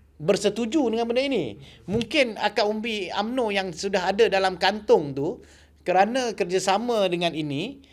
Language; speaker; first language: Malay; non-native, local second language; Chinese